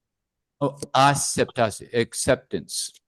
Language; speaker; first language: Spanish; non-native, fluent; English